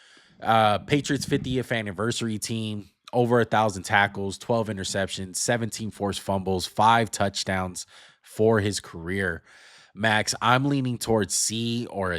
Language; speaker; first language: English; native; English